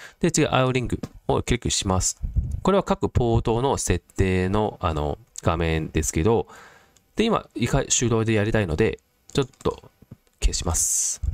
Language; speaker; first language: Japanese; non-native, fluent; Cantonese